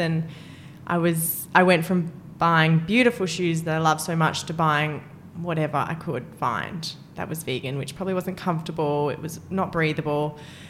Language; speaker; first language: English; native; English